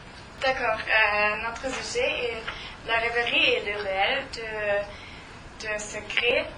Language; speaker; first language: French; non-native, learner; German